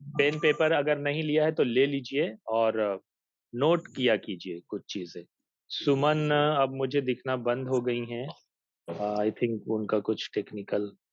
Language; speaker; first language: Hindi; native; Hindi